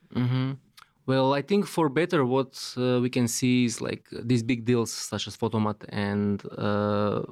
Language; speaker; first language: English; non-native, fluent; Macedonian